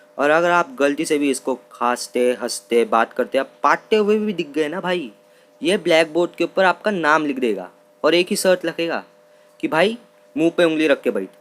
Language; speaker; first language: Hindi; non-native, local second language; Marathi